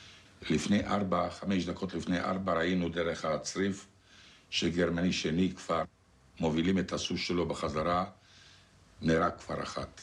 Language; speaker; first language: Hebrew; non-native, fluent; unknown